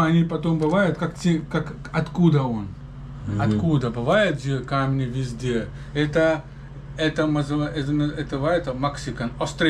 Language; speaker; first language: Russian; non-native, learner; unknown